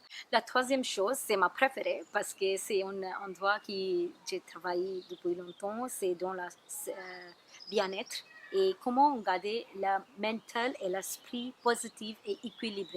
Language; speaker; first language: French; non-native, learner; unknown